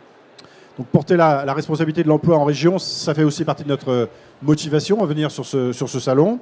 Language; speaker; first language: French; native; French